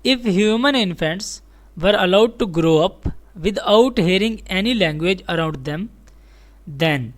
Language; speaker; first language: English; non-native, local second language; Urdu